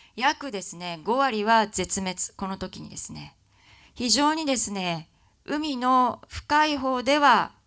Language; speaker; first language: Japanese; native; Japanese